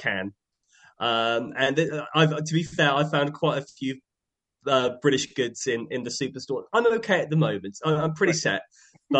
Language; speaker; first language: English; native; English